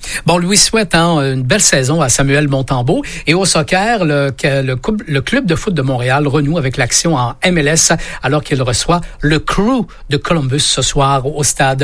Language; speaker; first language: French; native; French